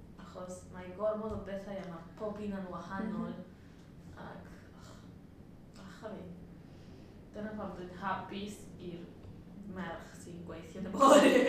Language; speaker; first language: Welsh; non-native, learner; Spanish